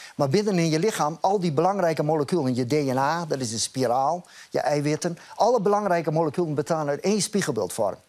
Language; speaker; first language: Dutch; native; Dutch